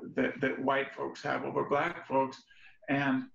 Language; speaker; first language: English; native; English